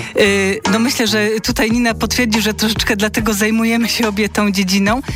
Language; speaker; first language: Polish; native; Polish